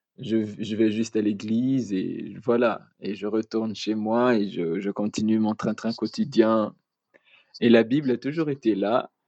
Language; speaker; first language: French; non-native, local second language; Malagasy